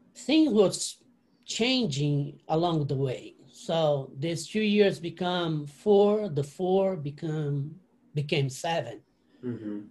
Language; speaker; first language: English; non-native, learner; Portuguese